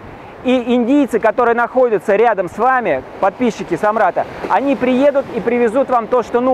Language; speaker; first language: Russian; native; Russian